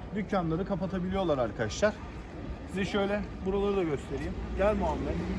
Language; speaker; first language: Turkish; native; Turkish